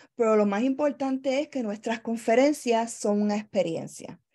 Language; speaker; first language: Spanish; native; Spanish